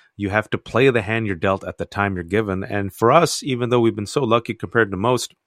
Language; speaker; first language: English; native; English